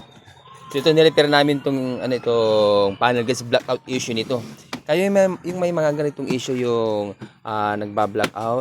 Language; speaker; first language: Filipino; native; Filipino